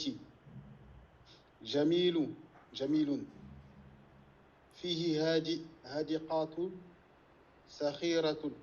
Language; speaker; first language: Arabic; non-native, learner; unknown